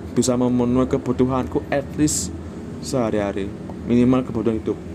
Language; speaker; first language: Indonesian; non-native, local second language; Javanese